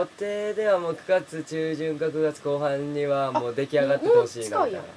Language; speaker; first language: Japanese; native; Japanese